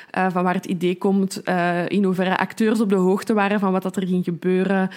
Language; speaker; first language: Dutch; native; Dutch